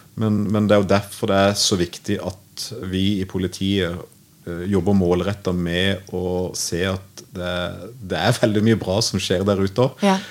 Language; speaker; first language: Norwegian; native; Norwegian